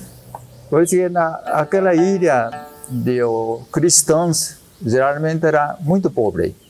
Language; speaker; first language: Portuguese; non-native, learner; Japanese